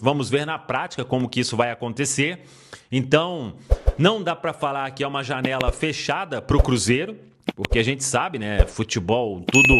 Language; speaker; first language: Portuguese; native; Portuguese